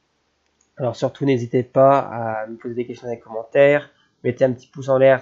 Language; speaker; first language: French; native; French